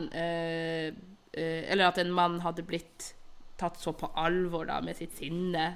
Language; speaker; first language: Norwegian; early bilingual, other home language; Somali